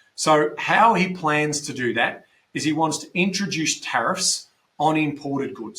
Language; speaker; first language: English; native; English